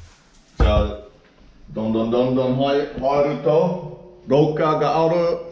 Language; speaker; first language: Japanese; non-native, learner; English